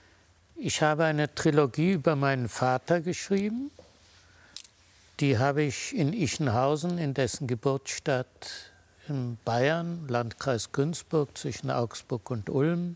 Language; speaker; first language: German; early bilingual, heritage; German